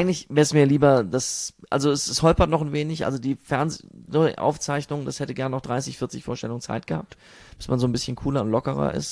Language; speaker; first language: German; native; German